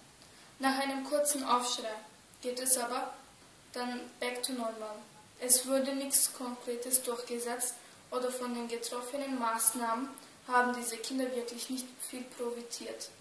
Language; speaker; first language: German; early bilingual, other home language; Turkish